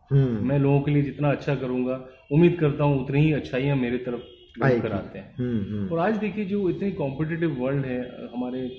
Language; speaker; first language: Hindi; non-native, local second language; Bangla